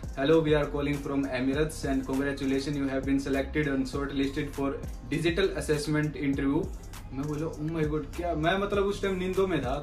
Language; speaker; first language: Hindi; native; Hindi